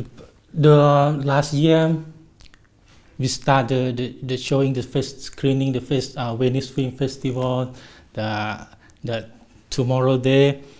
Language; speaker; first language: English; non-native, learner; Thai